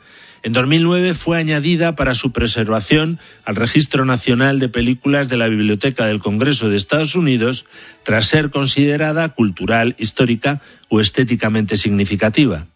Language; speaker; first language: Spanish; native; Spanish